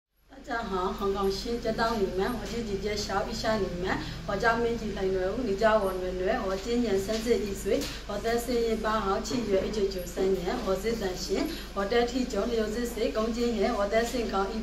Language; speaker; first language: Chinese; non-native, learner; Burmese